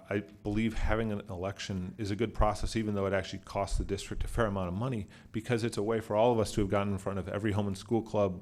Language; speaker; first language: English; native; English